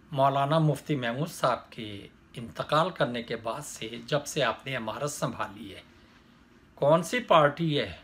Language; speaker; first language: Urdu; native; Urdu